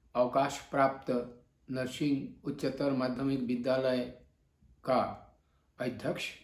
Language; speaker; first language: Hindi; non-native, local second language; Bangla